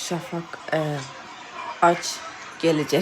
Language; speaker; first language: Turkish; non-native, learner; Persian